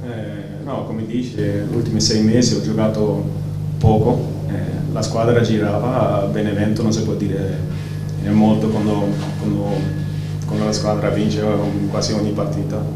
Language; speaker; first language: Italian; non-native, fluent; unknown